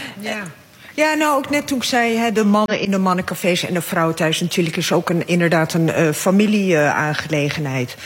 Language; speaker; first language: Dutch; early bilingual, other home language; Arabic